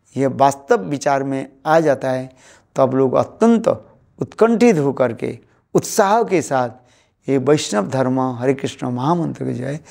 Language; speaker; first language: Hindi; non-native, local second language; Bangla